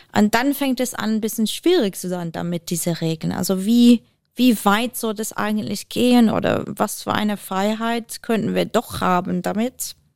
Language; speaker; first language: German; non-native, fluent; English